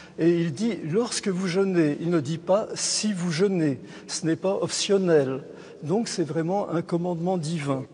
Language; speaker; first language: French; native; French